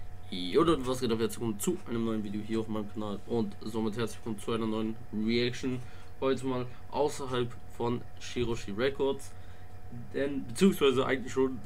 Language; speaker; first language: German; native; German